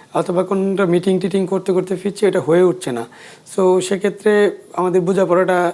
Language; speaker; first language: Bangla; native; Bangla